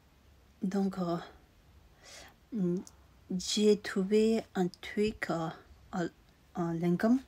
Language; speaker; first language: French; non-native, learner; Tibetan